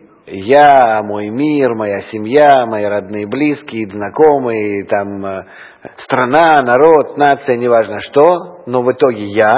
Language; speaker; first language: Russian; native; Russian